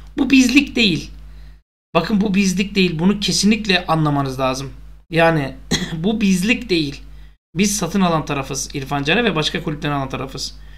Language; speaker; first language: Turkish; native; Turkish